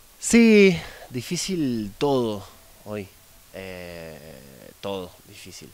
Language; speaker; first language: Spanish; native; Spanish